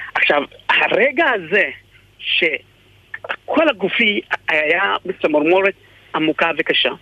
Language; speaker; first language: Hebrew; non-native, fluent; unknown